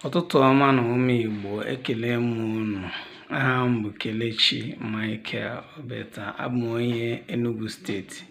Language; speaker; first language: Igbo; native; Igbo